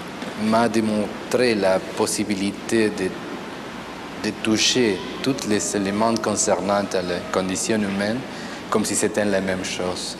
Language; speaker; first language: French; non-native, fluent; Spanish